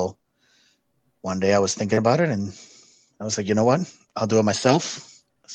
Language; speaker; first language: English; non-native, fluent; Spanish